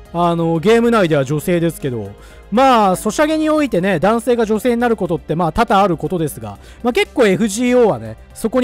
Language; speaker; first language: Japanese; native; Japanese